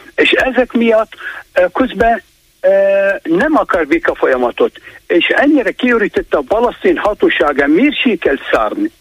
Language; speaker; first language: Hungarian; non-native, fluent; Kurdish